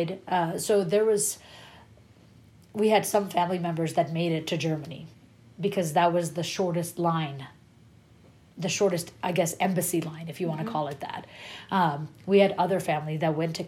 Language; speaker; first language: English; early bilingual, other home language; Persian